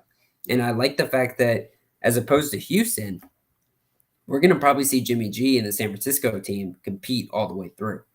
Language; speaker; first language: English; native; English